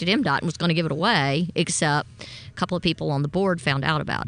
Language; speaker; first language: English; native; English